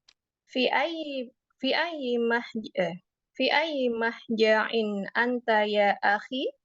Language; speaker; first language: Arabic; non-native, learner; Indonesian